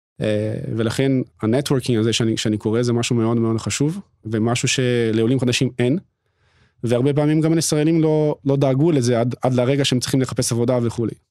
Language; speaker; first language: Hebrew; non-native, fluent; Portuguese